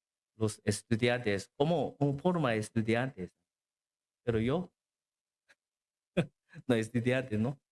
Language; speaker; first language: Spanish; non-native, learner; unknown